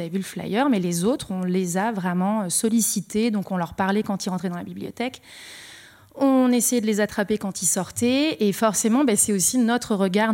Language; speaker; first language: French; native; French